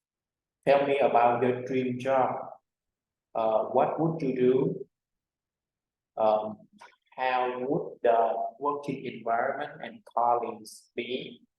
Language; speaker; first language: English; non-native, fluent; Vietnamese